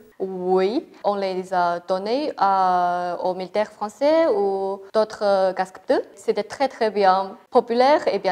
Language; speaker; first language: French; non-native, fluent; Chinese